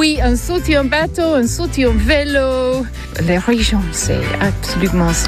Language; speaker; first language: French; non-native, fluent; English